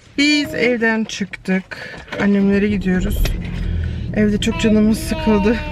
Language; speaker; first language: Turkish; early bilingual, heritage; Turkish